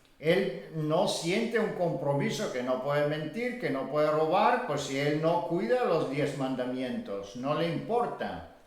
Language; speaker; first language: Spanish; non-native, fluent; Bulgarian